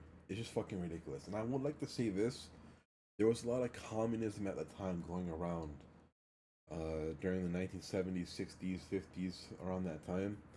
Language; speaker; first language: English; early bilingual, other home language; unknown